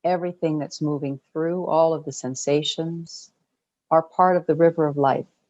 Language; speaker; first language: English; native; English